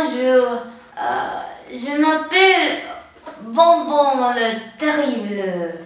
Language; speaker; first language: French; non-native, learner; Spanish